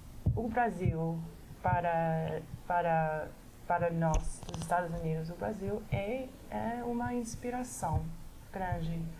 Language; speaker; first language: Portuguese; non-native, fluent; English